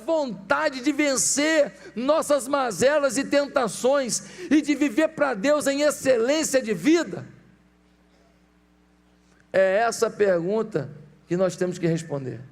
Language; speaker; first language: Portuguese; native; Portuguese